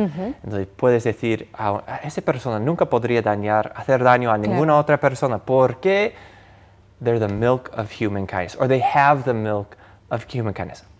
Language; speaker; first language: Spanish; non-native, fluent; English